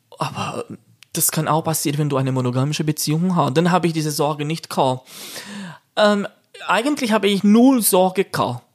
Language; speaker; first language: German; non-native, fluent; Portuguese